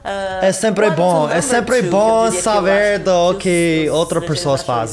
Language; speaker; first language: Portuguese; non-native, fluent; English